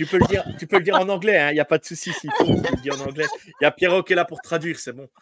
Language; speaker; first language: French; native; French